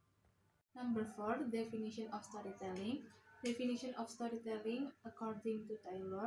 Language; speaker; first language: English; non-native, learner; Indonesian